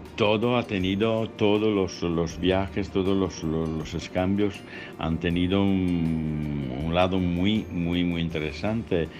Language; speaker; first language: Spanish; non-native, learner; Italian